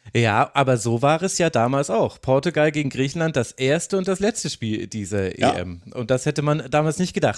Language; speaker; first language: German; native; German